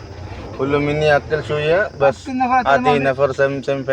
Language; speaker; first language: Arabic; non-native, learner; Malayalam